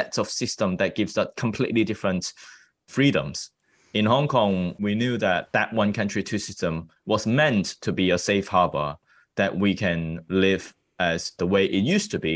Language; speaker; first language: English; non-native, local second language; Cantonese